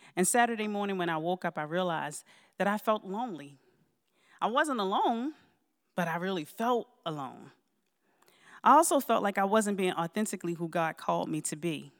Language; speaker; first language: English; native; English